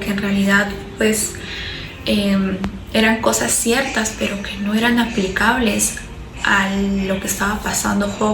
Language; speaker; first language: Spanish; native; Spanish